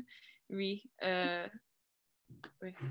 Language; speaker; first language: French; non-native, learner; English